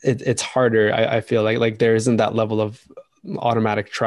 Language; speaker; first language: English; native; English